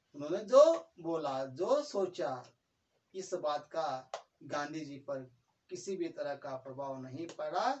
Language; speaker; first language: Hindi; non-native, local second language; Kannada